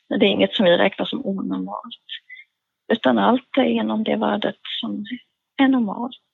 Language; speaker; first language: Swedish; native; Swedish